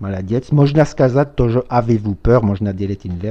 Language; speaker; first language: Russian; non-native, fluent; French